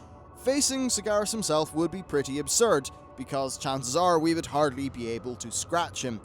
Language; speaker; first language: English; native; English